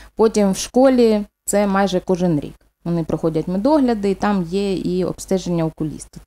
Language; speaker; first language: Ukrainian; non-native, local second language; Russian